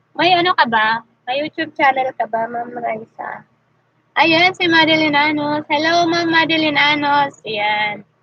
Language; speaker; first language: Filipino; non-native, local second language; Masbatenyo